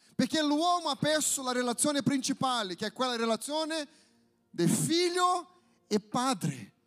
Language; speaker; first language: Italian; non-native, fluent; Portuguese